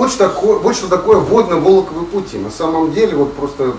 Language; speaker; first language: Russian; native; Russian